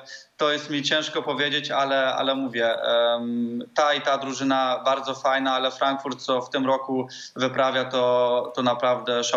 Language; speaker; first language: Polish; early bilingual, heritage; Polish